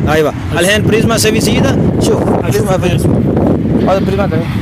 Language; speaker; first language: Arabic; non-native, learner; Punjabi